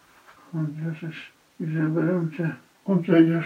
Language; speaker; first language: German; non-native, fluent; Polish